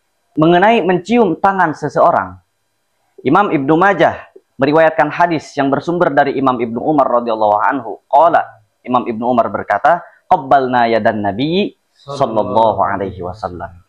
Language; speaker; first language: Indonesian; native; Indonesian